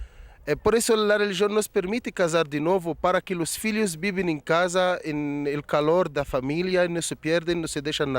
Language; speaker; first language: Portuguese; non-native, fluent; Arabic